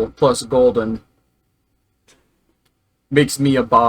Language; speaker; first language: English; native; English